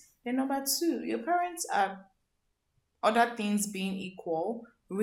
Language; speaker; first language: English; non-native, local second language; Igbo